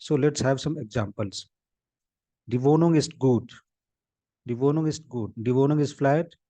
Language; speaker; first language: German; non-native, fluent; Hindi